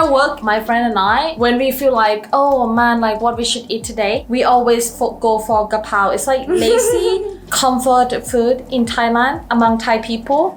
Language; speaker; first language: English; non-native, fluent; Thai